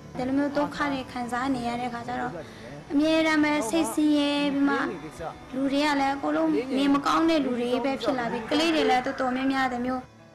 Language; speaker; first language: Burmese; non-native, local second language; Kachin